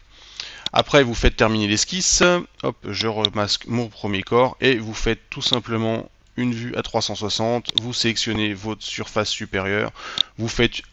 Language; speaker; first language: French; native; French